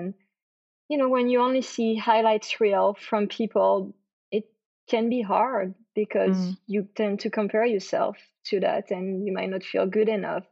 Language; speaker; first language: English; non-native, fluent; French